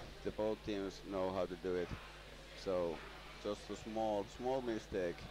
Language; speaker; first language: English; non-native, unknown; Finnish